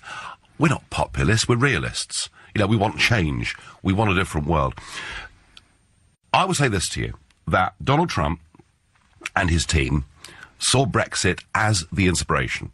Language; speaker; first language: English; native; English